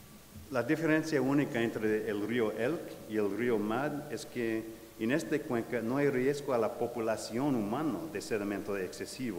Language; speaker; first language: Spanish; non-native, fluent; English